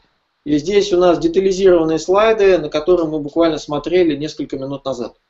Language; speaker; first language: Russian; native; Russian